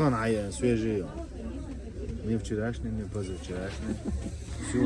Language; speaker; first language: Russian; non-native, local second language; Ingush